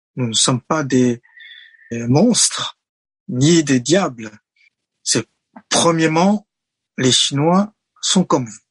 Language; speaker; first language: French; non-native, fluent; Chinese